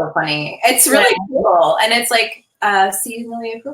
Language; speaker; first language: English; native; English